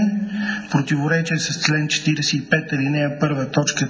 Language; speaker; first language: Bulgarian; native; Bulgarian